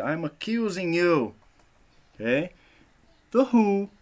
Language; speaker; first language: English; non-native, fluent; Portuguese